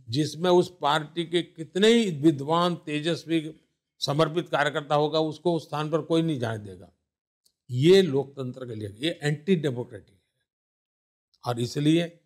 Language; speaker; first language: Hindi; non-native, local second language; Gujarati